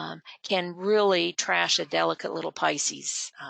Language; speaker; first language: English; native; English